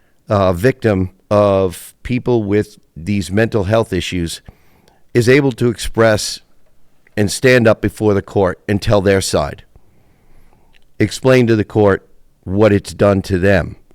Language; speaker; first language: English; native; English